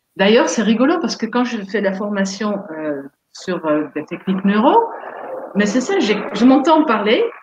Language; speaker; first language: French; non-native, fluent; Dutch